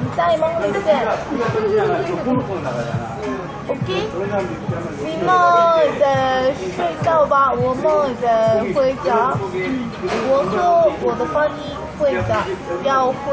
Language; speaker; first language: Chinese; non-native, learner; Korean